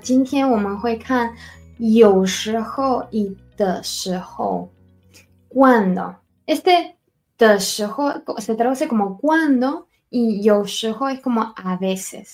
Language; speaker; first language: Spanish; non-native, fluent; Chinese